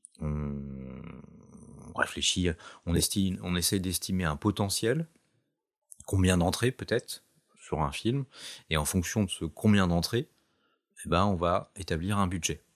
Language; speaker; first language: French; native; French